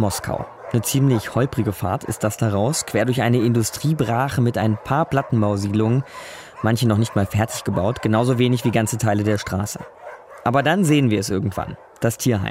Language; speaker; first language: German; native; German